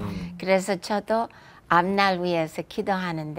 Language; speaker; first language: Korean; non-native, fluent; English